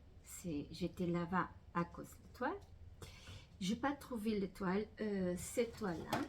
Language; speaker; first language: French; non-native, fluent; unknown